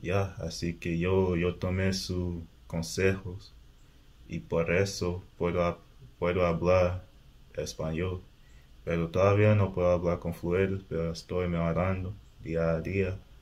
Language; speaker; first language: Spanish; non-native, learner; English